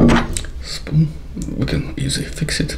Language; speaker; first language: English; non-native, learner; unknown